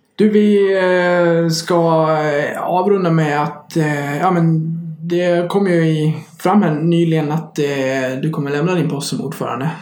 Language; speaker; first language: Swedish; native; Swedish